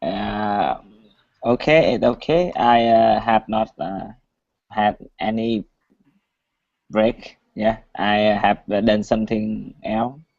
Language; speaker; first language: English; non-native, learner; Vietnamese